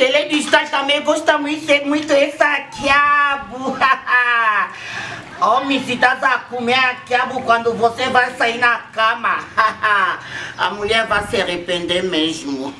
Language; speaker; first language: Portuguese; non-native, learner; Lingala